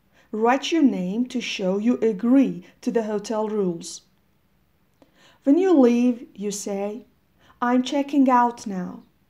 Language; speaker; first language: English; non-native, fluent; Persian